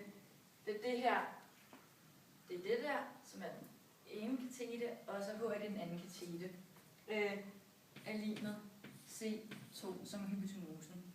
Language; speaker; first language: Danish; native; Danish